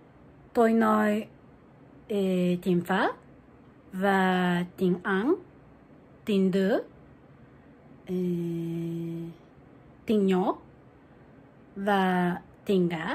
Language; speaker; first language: Vietnamese; non-native, learner; French